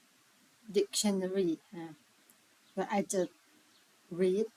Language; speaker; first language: English; non-native, learner; Thai